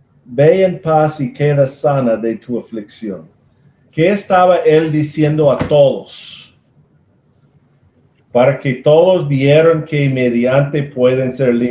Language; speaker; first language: Spanish; non-native, fluent; English